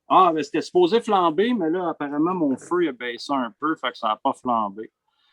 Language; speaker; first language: French; native; French